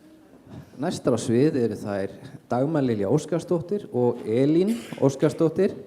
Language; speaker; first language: Icelandic; native; Icelandic